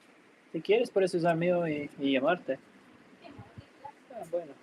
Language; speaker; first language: Spanish; non-native, learner; English